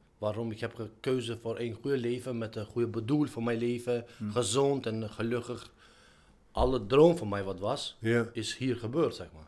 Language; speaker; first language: Dutch; non-native, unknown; Albanian